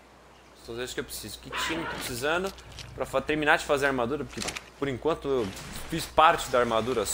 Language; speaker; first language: Portuguese; native; Portuguese